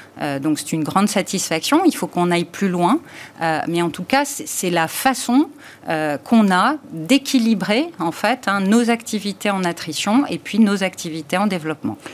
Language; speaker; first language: French; native; French